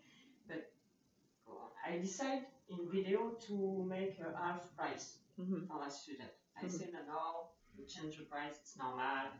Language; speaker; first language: English; non-native, learner; French